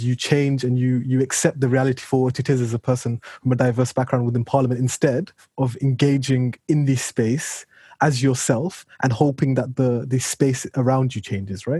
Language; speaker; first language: English; native; English